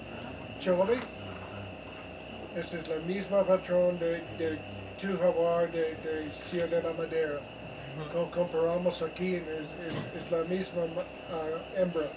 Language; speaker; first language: Spanish; non-native, learner; English